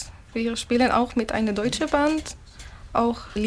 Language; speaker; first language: German; non-native, learner; Arabic